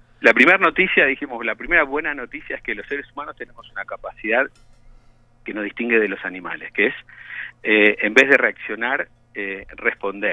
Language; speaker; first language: Spanish; native; Spanish